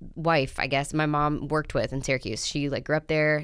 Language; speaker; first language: English; native; English